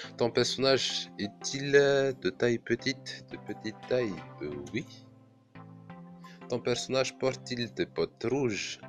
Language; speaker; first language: French; non-native, local second language; Malagasy